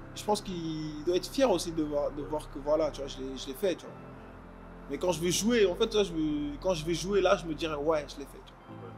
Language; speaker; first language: French; early bilingual, other home language; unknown